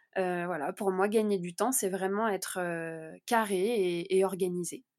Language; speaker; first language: French; native; French